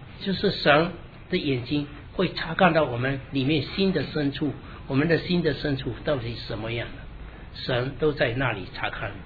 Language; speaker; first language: Chinese; native; Chinese